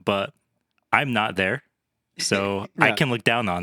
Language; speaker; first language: English; native; English